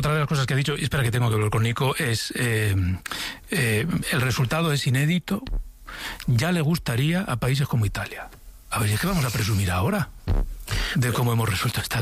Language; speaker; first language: Spanish; native; Spanish